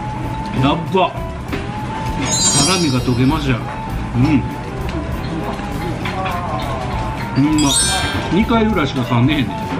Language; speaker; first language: Japanese; native; Japanese